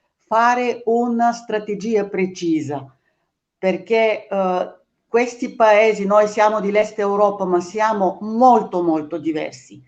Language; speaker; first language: Italian; non-native, fluent; Bulgarian